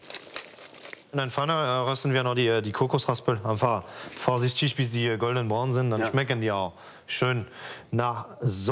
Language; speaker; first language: German; non-native, fluent; French